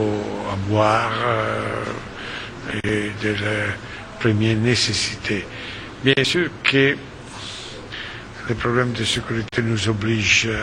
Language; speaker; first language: French; non-native, fluent; Italian